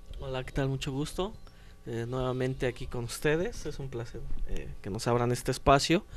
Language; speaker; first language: Spanish; native; Spanish